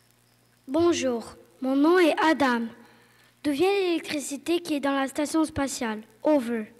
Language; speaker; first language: French; native; French